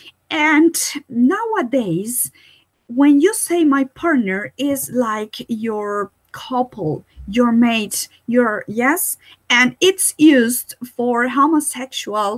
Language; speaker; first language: English; non-native, fluent; Spanish